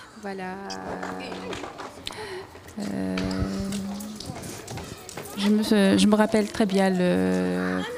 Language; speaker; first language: French; non-native, learner; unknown